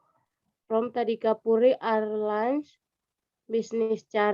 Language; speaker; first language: English; non-native, learner; Indonesian